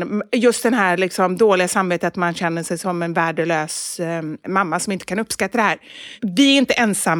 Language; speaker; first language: Swedish; native; Swedish